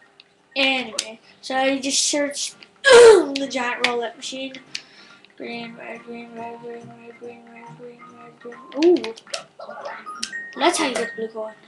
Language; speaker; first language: English; native; English